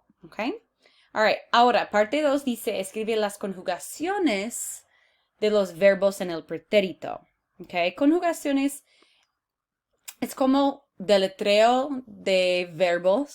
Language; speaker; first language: Spanish; non-native, fluent; English